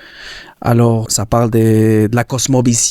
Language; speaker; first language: French; non-native, learner; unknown